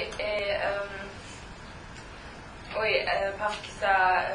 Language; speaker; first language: French; non-native, learner; German